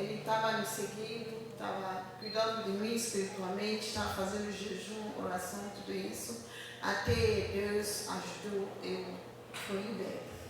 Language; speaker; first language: Portuguese; non-native, learner; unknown